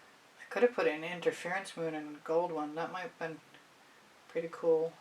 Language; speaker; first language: English; native; English